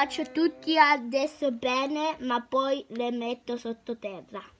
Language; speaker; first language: Italian; early bilingual, heritage; Italian